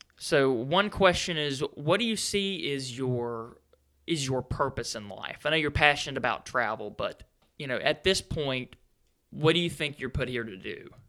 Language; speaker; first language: English; native; English